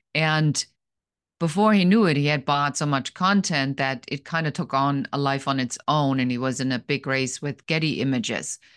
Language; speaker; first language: English; non-native, fluent; German